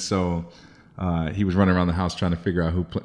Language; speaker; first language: English; native; English